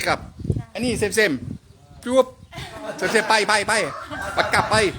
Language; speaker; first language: Thai; non-native, learner; French